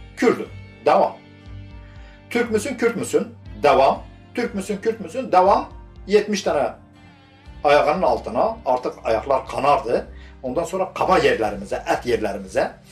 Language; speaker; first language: Turkish; non-native, local second language; Kurdish